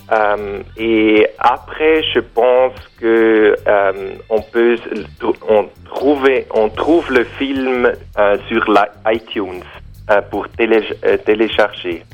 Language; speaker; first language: French; non-native, learner; German